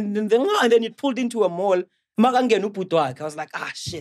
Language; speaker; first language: English; non-native, local second language; Zulu